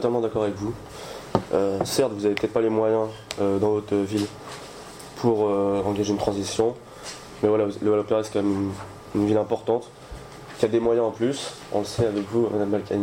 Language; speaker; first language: French; native; French